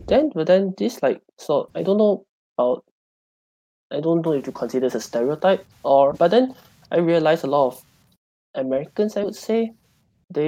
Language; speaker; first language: English; non-native, local second language; Chinese